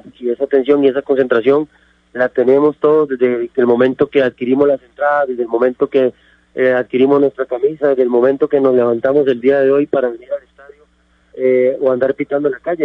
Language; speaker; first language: Spanish; native; Spanish